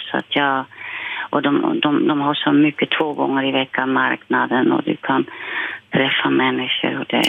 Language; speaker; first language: Swedish; non-native, fluent; Dutch